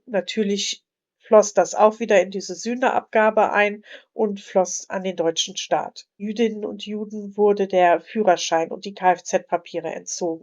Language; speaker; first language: German; native; German